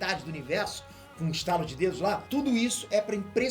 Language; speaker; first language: Portuguese; native; Portuguese